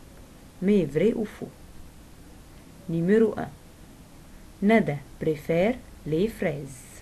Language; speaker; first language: French; non-native, fluent; Arabic